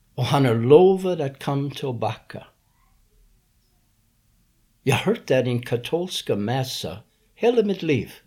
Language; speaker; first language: Swedish; non-native, fluent; English